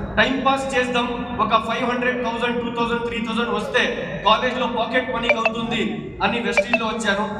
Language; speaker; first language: Telugu; non-native, local second language; Urdu